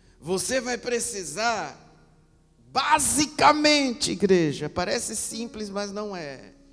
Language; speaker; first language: Portuguese; native; Portuguese